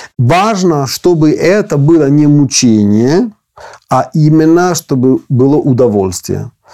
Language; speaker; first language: Russian; non-native, fluent; Italian